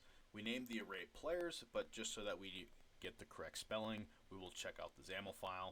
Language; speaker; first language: English; native; English